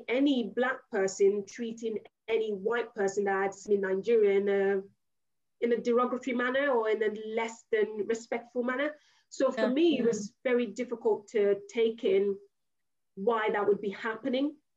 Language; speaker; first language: English; non-native, local second language; Yoruba